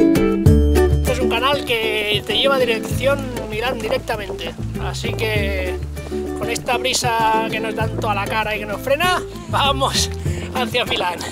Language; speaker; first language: Spanish; native; Spanish